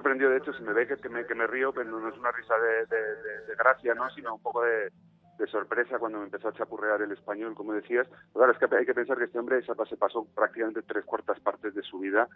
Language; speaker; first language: Spanish; native; Spanish